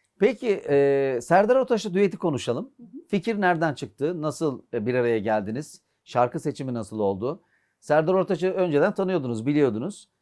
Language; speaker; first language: Turkish; native; Turkish